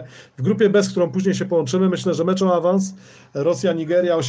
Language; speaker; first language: Polish; native; Polish